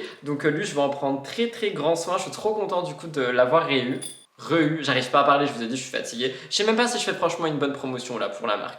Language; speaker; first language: French; native; French